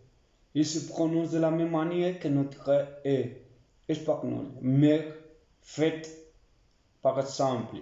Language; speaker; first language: French; non-native, learner; Spanish